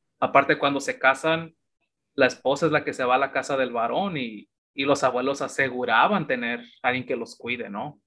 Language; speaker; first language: Spanish; native; Spanish